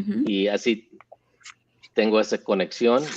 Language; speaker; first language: Spanish; early bilingual, heritage; English